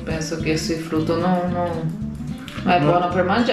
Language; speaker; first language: Italian; non-native, learner; Portuguese